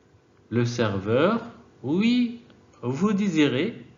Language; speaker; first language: French; non-native, fluent; Arabic